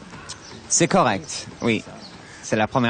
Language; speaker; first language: French; non-native, fluent; English